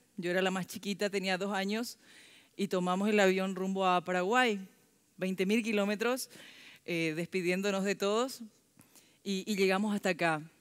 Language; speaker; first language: Spanish; early bilingual, other home language; Korean